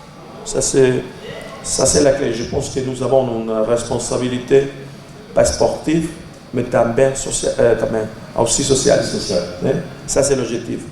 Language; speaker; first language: French; non-native, learner; Portuguese